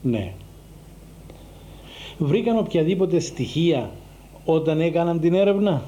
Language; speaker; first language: Greek; native; Greek